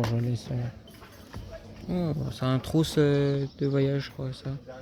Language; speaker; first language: French; native; French